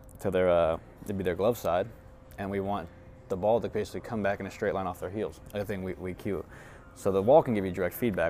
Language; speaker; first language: English; native; English